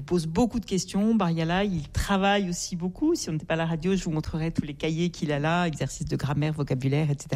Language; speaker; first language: French; native; French